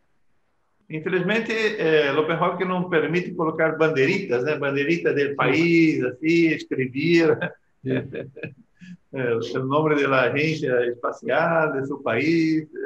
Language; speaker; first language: Portuguese; non-native, learner; Spanish